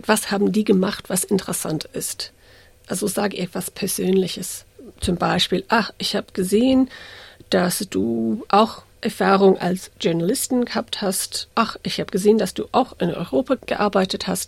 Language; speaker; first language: German; non-native, fluent; English